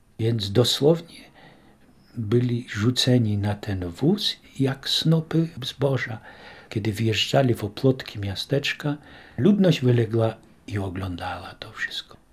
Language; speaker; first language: Polish; native; Polish